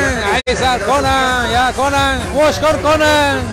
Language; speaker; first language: Spanish; native; Spanish